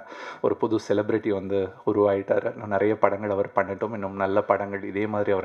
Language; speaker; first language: Tamil; native; Tamil